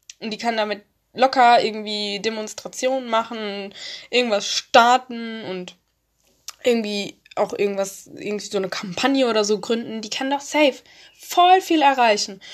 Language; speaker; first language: German; early bilingual, other home language; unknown